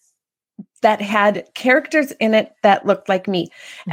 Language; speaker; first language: English; native; English